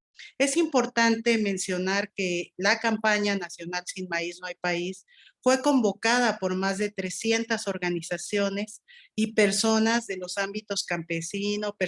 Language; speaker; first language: Spanish; native; Spanish